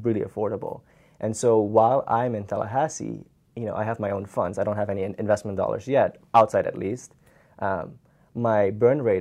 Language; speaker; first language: English; non-native, fluent; Dutch